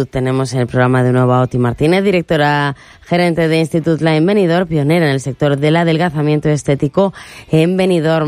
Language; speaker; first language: Spanish; native; Spanish